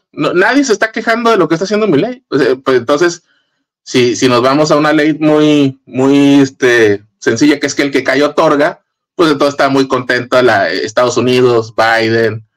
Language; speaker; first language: Spanish; native; Spanish